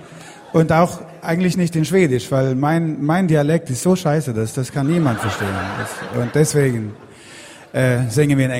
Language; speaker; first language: German; non-native, fluent; Swedish